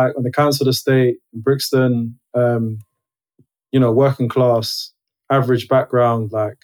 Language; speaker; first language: English; native; English